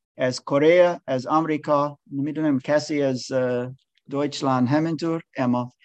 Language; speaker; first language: Persian; non-native, learner; English